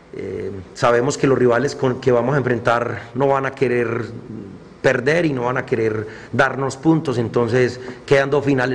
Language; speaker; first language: Spanish; native; Spanish